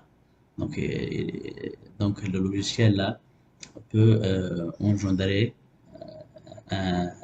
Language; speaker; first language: French; non-native, local second language; Arabic